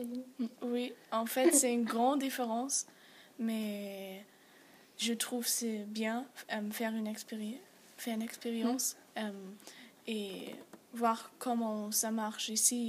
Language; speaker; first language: French; non-native, learner; German